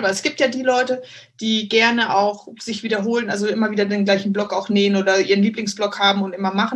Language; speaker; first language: German; native; German